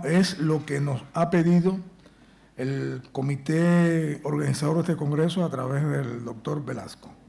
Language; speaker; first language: Spanish; native; Spanish